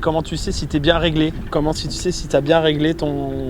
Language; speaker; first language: French; native; French